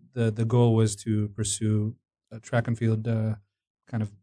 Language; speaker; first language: English; non-native, fluent; Amharic